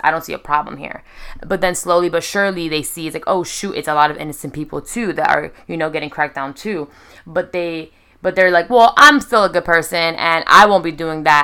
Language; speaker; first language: English; early bilingual, other home language; Spanish